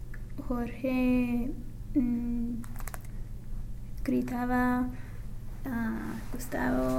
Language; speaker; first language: Spanish; non-native, learner; English